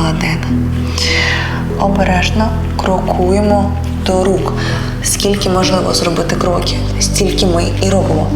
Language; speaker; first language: Ukrainian; native; Ukrainian